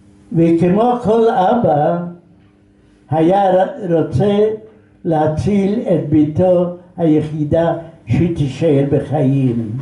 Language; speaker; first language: Hebrew; non-native, fluent; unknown